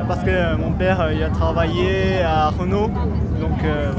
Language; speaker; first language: French; non-native, learner; Japanese